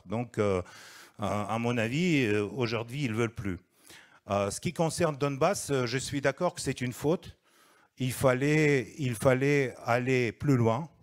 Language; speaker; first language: French; non-native, fluent; Russian